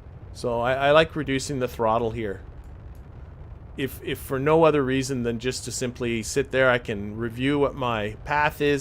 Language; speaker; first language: English; native; English